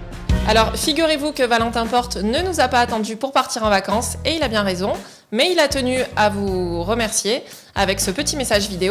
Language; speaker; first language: French; native; French